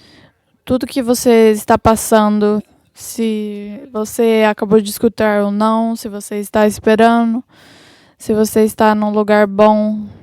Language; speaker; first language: Portuguese; non-native, fluent; English